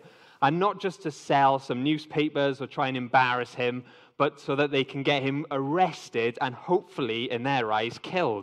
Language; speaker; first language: English; native; English